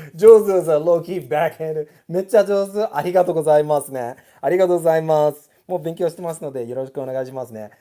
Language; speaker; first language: Japanese; non-native, learner; English